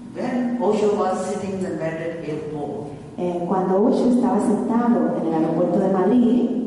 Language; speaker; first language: Spanish; non-native, fluent; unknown